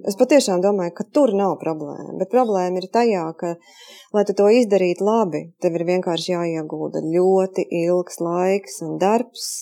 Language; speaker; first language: Latvian; native; Latvian